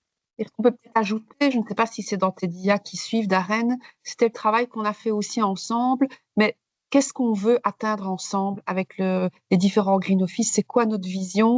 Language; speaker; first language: French; native; French